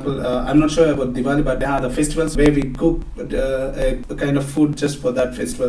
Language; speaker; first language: English; non-native, local second language; Telugu